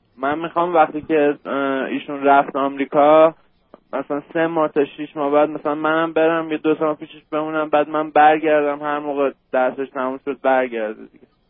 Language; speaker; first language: Persian; native; Persian